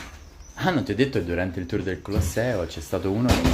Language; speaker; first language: Italian; native; Italian